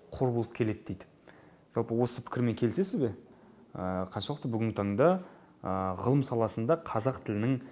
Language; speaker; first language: Kazakh; native; Kazakh